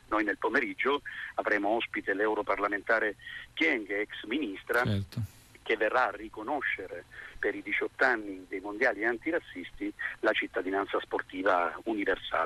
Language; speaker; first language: Italian; native; Italian